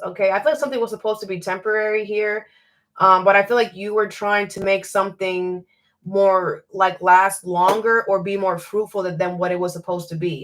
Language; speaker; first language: English; native; English